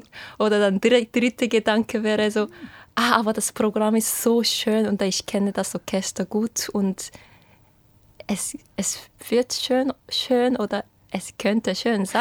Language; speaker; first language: German; non-native, fluent; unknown